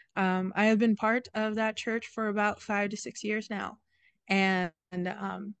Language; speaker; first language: English; native; English